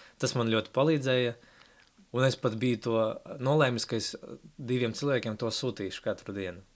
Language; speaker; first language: Latvian; non-native, local second language; Russian